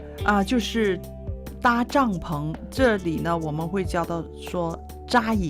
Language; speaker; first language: Chinese; native; Chinese